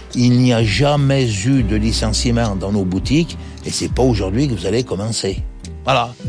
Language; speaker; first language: French; native; French